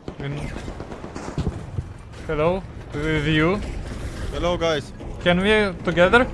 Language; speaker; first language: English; non-native, learner; Ukrainian